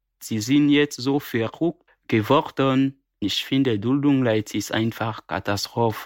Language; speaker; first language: German; non-native, learner; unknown